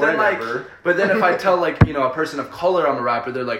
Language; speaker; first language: English; early bilingual, other home language; Spanish